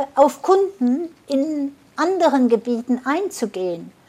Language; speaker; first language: German; early bilingual, heritage; German